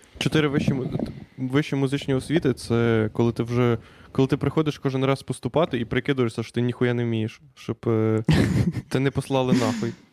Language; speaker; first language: Ukrainian; native; Ukrainian